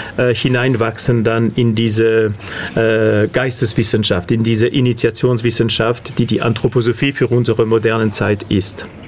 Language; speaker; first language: German; non-native, fluent; Catalan